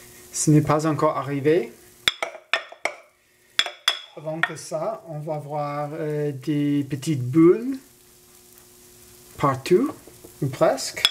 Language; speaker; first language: French; non-native, learner; English